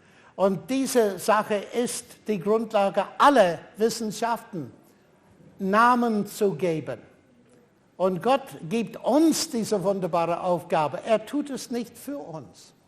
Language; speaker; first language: German; non-native, fluent; English